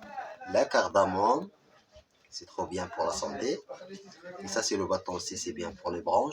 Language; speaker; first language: French; non-native, local second language; Arabic